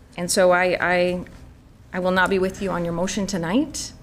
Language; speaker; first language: English; native; English